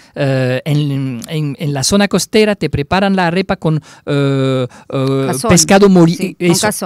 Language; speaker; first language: Spanish; non-native, fluent; French